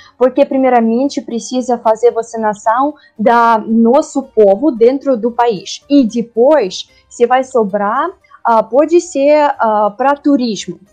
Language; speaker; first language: Portuguese; non-native, learner; Russian